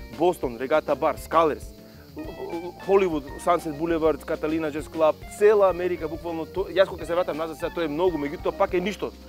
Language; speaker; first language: Macedonian; native; Macedonian